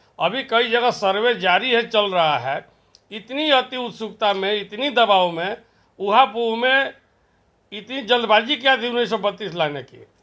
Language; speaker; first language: Hindi; native; Hindi